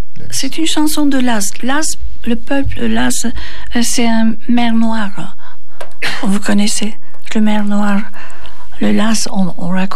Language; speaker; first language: French; non-native, fluent; Turkish